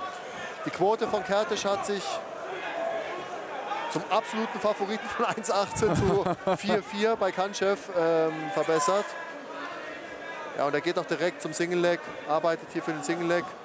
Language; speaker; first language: German; native; German